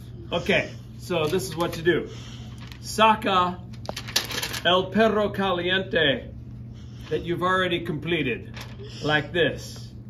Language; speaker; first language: English; native; English